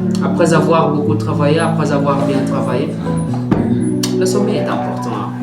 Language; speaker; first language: French; non-native, learner; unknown